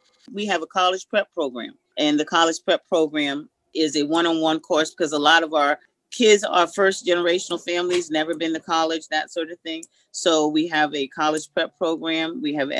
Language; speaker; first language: English; native; English